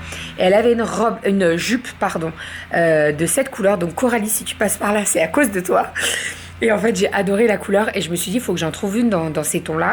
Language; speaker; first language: French; native; French